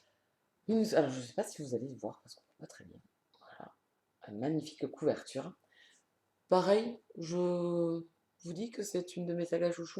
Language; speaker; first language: French; native; French